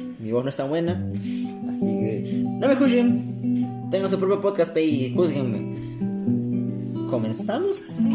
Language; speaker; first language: Spanish; native; Spanish